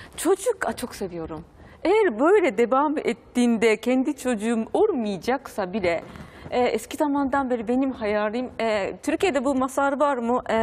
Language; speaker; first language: Turkish; non-native, fluent; Japanese